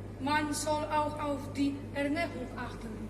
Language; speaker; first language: German; non-native, learner; Polish